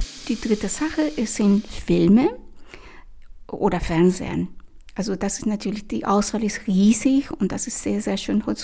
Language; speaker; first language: German; non-native, fluent; Spanish